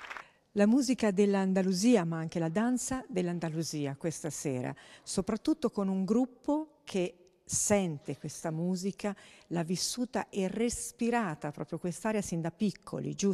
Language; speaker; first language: Italian; native; Italian